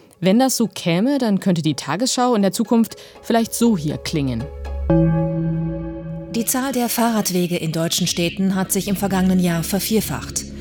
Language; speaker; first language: German; native; German